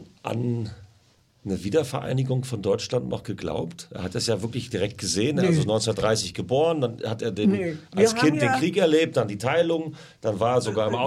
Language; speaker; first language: German; native; German